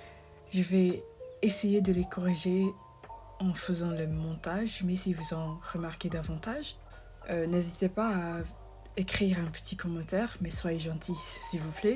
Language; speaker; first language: French; non-native, fluent; English